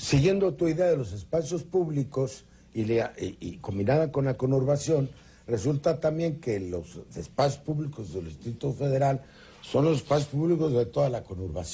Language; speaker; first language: Spanish; native; Spanish